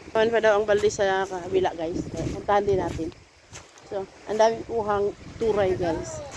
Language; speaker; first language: Filipino; non-native, local second language; Masbatenyo